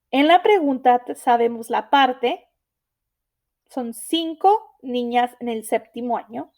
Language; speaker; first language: Spanish; early bilingual, heritage; Spanish